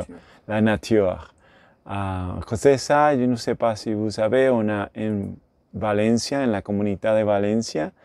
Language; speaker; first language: French; non-native, learner; Spanish